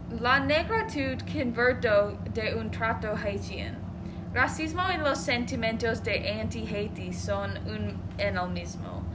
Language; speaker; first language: Spanish; non-native, learner; English